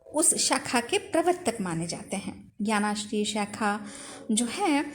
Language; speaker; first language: Hindi; non-native, local second language; Telugu